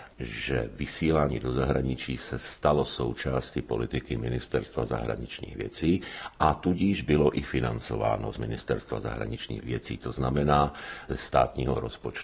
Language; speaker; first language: Czech; native; Czech